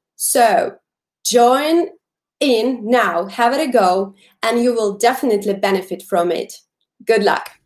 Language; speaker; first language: English; non-native, fluent; Russian